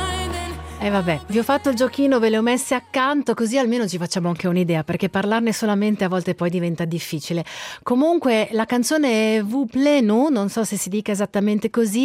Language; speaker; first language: Italian; native; Italian